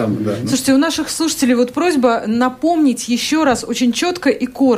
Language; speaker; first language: Russian; native; Russian